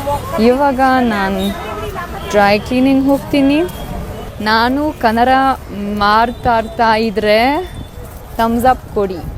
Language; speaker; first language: Kannada; non-native, learner; German